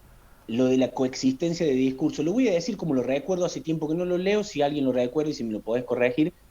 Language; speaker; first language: Spanish; native; Spanish